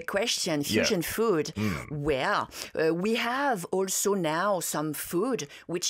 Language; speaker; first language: English; non-native, fluent; French